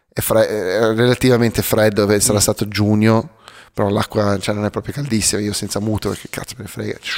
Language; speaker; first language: Italian; native; Italian